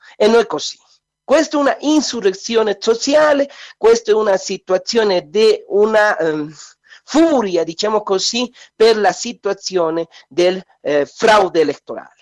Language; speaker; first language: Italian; non-native, learner; Spanish